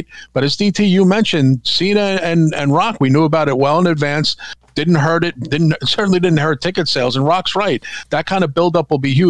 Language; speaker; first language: English; native; English